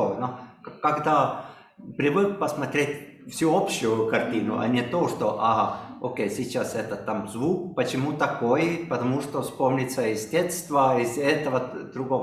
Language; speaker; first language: Russian; non-native, local second language; Estonian